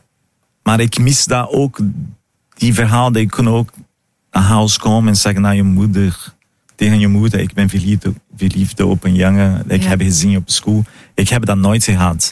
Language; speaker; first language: Dutch; non-native, fluent; Portuguese